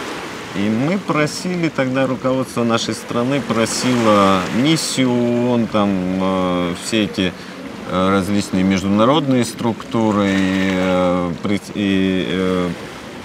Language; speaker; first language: Russian; non-native, local second language; Abkhazian